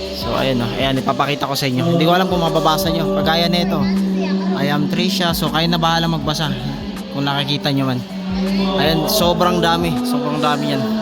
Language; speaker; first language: Filipino; non-native, local second language; Cebuano